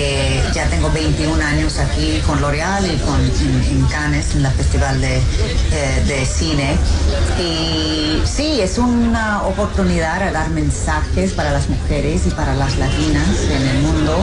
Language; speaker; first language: Spanish; early bilingual, heritage; English